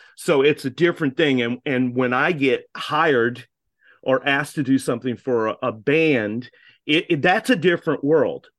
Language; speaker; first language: English; native; English